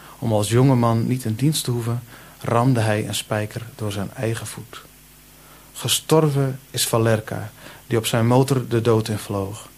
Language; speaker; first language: Dutch; non-native, local second language; Western Frisian